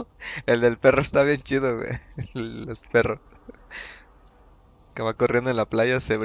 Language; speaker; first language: Spanish; native; Spanish